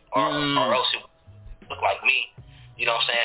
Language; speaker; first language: English; native; English